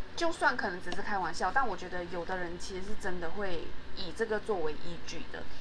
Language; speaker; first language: Chinese; native; Chinese